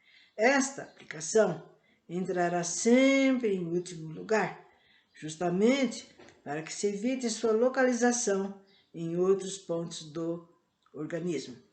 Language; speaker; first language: Portuguese; native; Portuguese